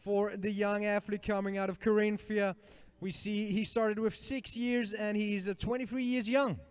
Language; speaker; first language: English; non-native, fluent; German